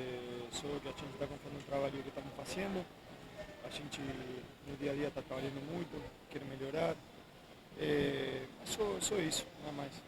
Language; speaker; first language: Portuguese; non-native, fluent; Spanish